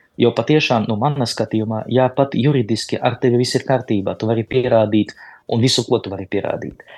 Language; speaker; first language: Latvian; native; Latvian